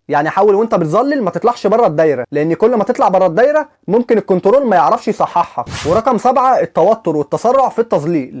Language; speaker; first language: Arabic; native; Arabic